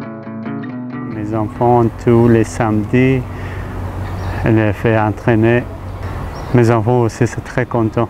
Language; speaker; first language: French; non-native, learner; Pashto